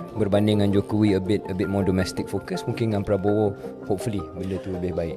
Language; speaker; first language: Malay; native; Malay